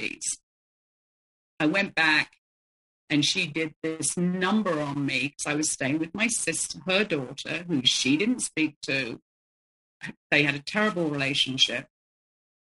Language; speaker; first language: English; native; English